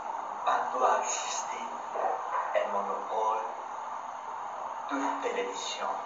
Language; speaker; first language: French; non-native, learner; Spanish